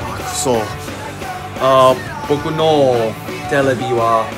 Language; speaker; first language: Japanese; non-native, learner; English